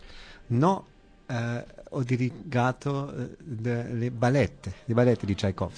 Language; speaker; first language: Italian; non-native, learner; German